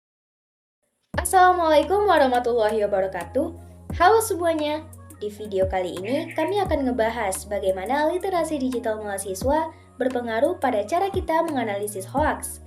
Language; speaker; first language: Indonesian; native; Indonesian